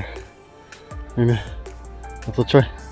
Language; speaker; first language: Japanese; native; Japanese